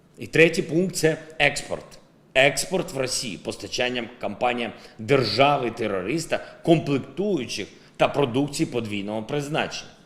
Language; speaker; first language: Ukrainian; non-native, local second language; Russian